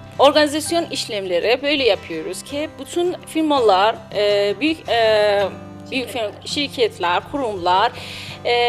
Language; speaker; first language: Turkish; non-native, learner; Persian